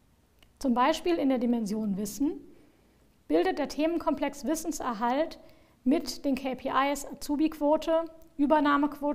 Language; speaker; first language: German; native; German